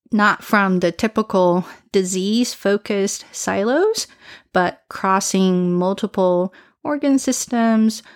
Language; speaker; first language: English; early bilingual, other home language; Chinese